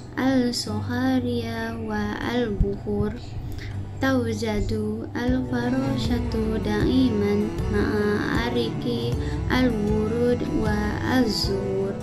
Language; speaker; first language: Arabic; non-native, learner; Malay